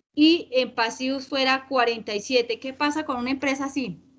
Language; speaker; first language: Spanish; native; Spanish